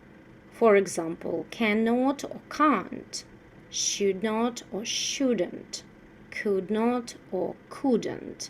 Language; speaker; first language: English; non-native, fluent; Russian